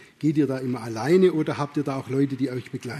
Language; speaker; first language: German; native; German